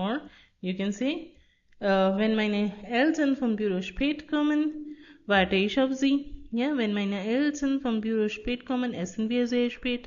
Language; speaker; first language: German; non-native, fluent; Hindi